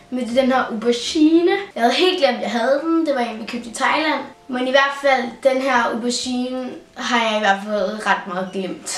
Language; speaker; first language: Danish; native; Danish